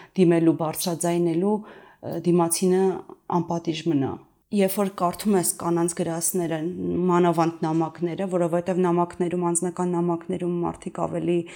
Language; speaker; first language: Armenian; native; Armenian